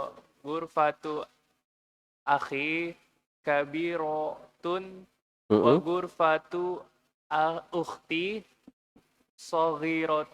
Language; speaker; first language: Arabic; non-native, learner; Indonesian